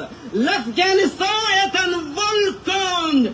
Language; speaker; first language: French; non-native, fluent; Persian